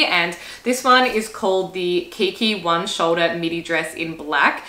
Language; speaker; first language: English; native; English